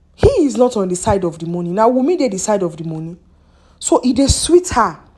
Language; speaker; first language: Nigerian Pidgin; non-native, local second language; Yoruba